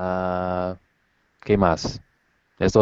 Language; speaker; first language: Spanish; non-native, learner; English